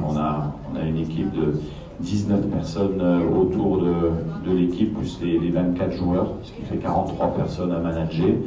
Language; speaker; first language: French; native; French